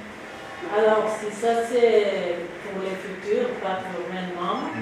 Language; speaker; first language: French; non-native, fluent; Spanish